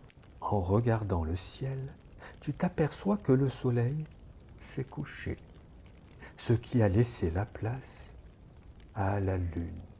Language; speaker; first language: French; native; French